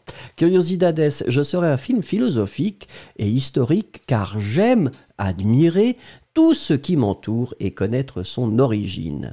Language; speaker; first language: French; native; French